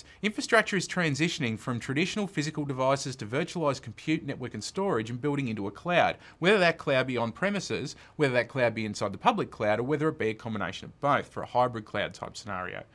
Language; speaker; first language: English; native; English